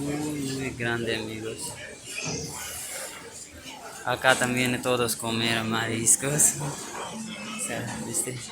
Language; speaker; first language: Spanish; non-native, learner; Urdu